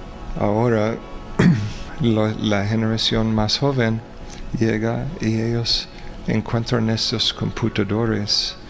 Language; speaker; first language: Spanish; non-native, fluent; English